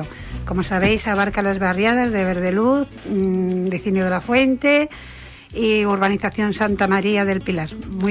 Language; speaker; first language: Spanish; native; Spanish